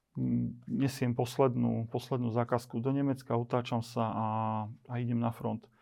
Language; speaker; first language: Slovak; native; Slovak